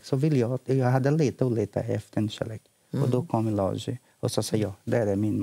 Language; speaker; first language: Swedish; non-native, learner; Portuguese